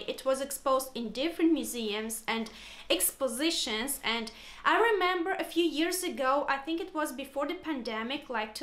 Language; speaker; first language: English; non-native, fluent; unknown